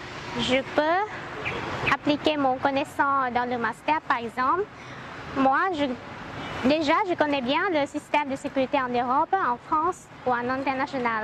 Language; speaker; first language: French; non-native, learner; Khmer